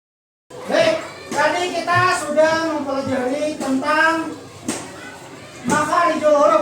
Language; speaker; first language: Indonesian; native; Indonesian